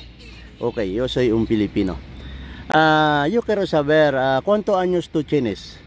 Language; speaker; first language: Spanish; non-native, learner; Filipino